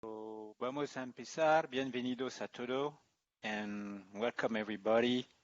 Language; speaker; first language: Spanish; non-native, learner; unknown